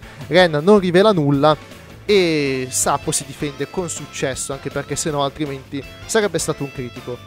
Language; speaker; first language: Italian; native; Italian